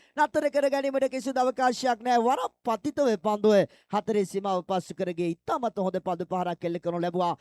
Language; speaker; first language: Sinhala; native; Sinhala